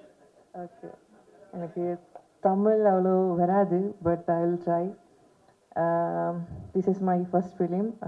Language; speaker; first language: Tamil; non-native, learner; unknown